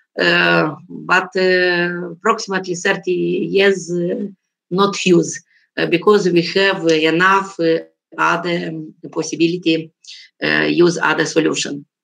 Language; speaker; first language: English; non-native, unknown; Romanian